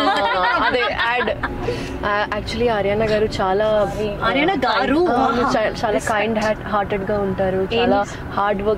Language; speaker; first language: Telugu; non-native, local second language; Hindi